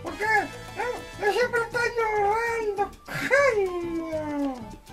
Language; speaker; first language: Spanish; early bilingual, heritage; Spanish